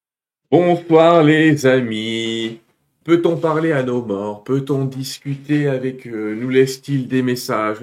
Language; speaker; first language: French; native; French